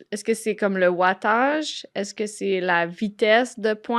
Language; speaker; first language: French; native; French